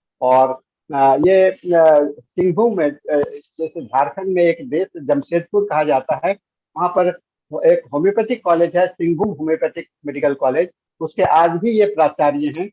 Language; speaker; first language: Hindi; native; Hindi